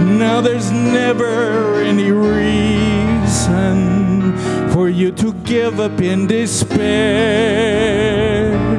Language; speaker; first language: English; native; English